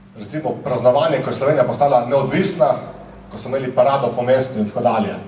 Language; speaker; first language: Slovenian; native; Slovenian